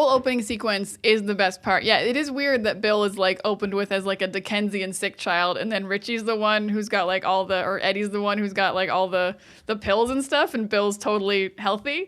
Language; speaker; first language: English; native; English